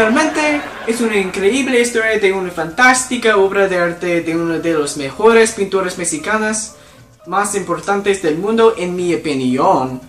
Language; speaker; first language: Spanish; non-native, learner; English